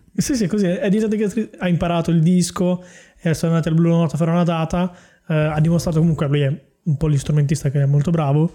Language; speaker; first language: Italian; native; Italian